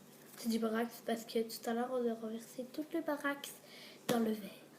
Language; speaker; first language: French; native; French